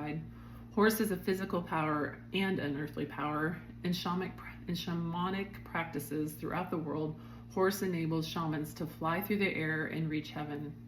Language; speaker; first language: English; native; English